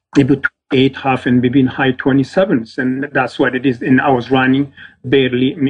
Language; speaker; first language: English; non-native, fluent; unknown